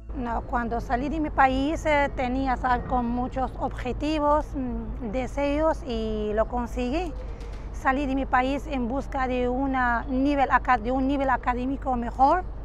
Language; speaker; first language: Spanish; non-native, fluent; Arabic